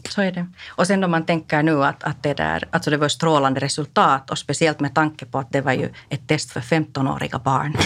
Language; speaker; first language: Swedish; non-native, local second language; Finnish